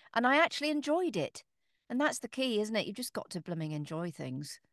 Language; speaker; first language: English; native; English